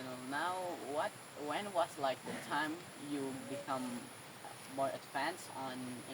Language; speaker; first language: English; non-native, learner; Indonesian